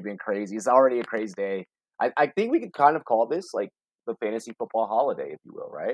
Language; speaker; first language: English; native; English